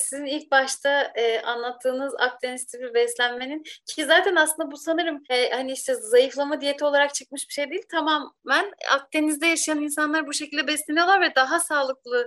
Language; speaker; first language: Turkish; native; Turkish